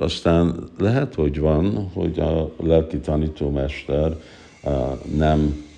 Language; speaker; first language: Hungarian; early bilingual, heritage; Hungarian